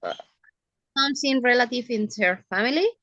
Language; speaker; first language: English; non-native, learner; Spanish